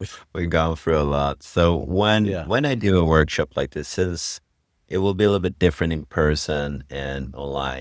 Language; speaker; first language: English; non-native, fluent; Swedish